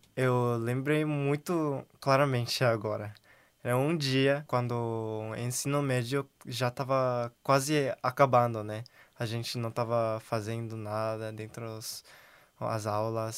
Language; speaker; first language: Portuguese; non-native, learner; Korean